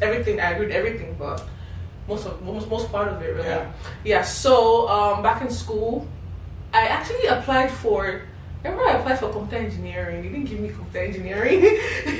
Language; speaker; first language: English; non-native, local second language; Igbo